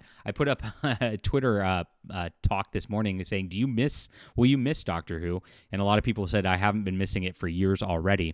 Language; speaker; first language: English; native; English